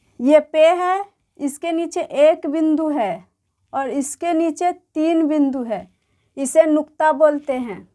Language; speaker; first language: Hindi; native; Hindi